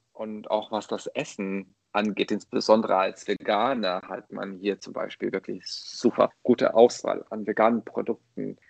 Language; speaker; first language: German; non-native, fluent; Bosnian